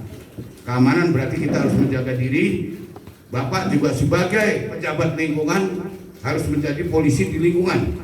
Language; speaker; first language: Indonesian; native; Indonesian